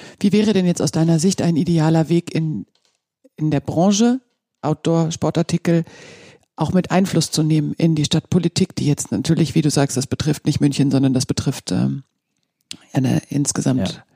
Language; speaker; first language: German; native; German